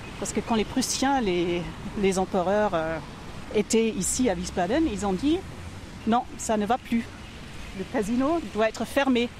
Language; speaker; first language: French; non-native, fluent; German